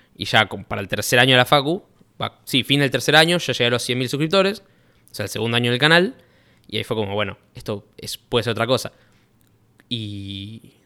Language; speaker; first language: Spanish; native; Spanish